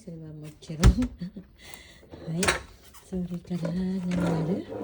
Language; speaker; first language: Japanese; non-native, learner; Filipino